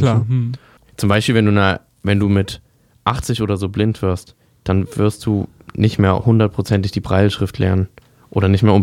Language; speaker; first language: German; native; German